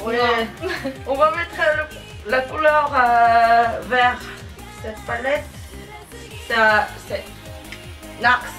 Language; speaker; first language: French; non-native, learner; Japanese